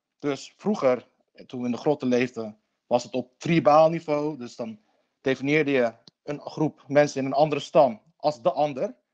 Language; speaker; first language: Dutch; early bilingual, other home language; Turkish